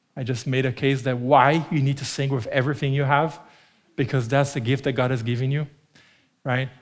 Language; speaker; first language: English; non-native, fluent; Portuguese